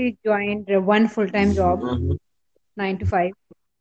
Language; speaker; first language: English; non-native, local second language; Urdu